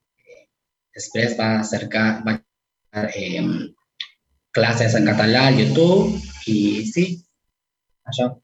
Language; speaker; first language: Catalan; non-native, learner; Spanish